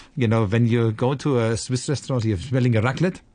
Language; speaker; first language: English; non-native, fluent; German